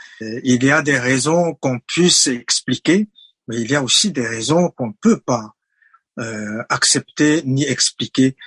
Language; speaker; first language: French; non-native, fluent; Chinese